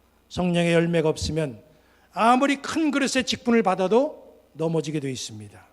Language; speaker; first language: Korean; native; Korean